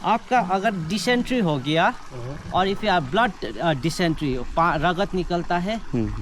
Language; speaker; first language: Hindi; non-native, local second language; Nepali